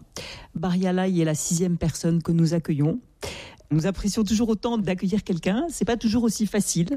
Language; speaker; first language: French; native; French